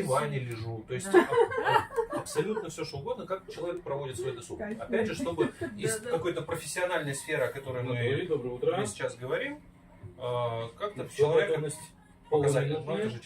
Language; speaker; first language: Russian; native; Russian